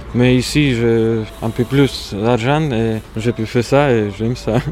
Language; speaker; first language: French; non-native, fluent; Latvian